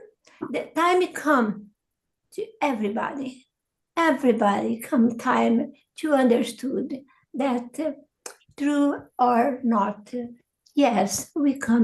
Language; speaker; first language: English; non-native, learner; Portuguese